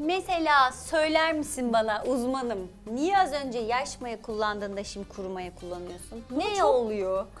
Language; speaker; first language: Turkish; native; Turkish